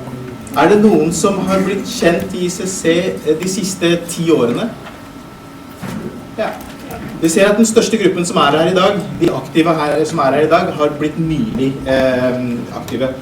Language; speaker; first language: Norwegian; early bilingual, other home language; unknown